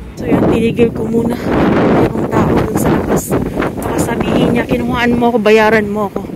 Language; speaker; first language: Filipino; native; Filipino